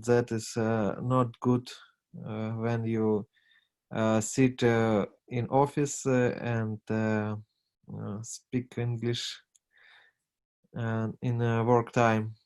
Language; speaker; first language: English; non-native, learner; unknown